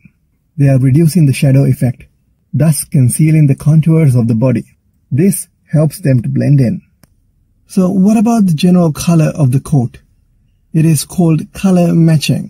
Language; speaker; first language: English; non-native, local second language; Sinhala